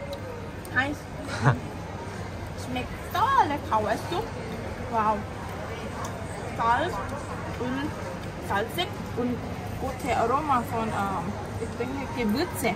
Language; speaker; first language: German; non-native, learner; Thai